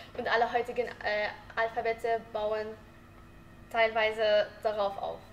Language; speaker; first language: German; non-native, learner; Arabic